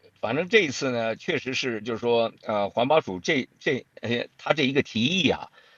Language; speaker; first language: Chinese; native; Chinese